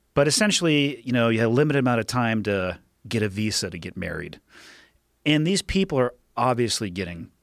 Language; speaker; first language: English; native; English